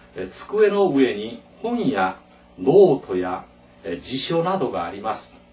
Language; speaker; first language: Japanese; non-native, fluent; Korean